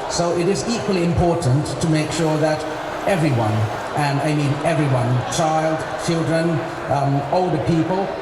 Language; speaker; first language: English; non-native, fluent; Thai